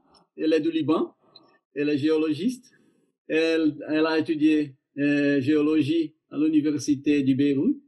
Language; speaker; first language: French; non-native, learner; Portuguese